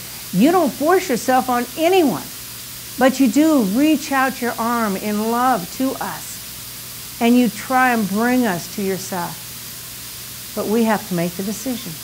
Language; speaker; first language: English; native; English